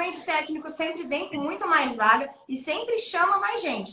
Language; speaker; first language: Portuguese; native; Portuguese